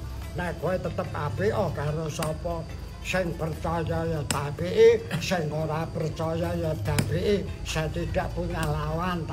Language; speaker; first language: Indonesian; non-native, local second language; Javanese